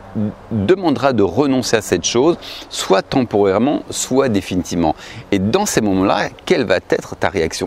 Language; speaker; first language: French; native; French